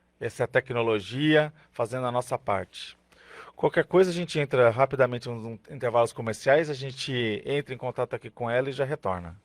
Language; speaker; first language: Portuguese; native; Portuguese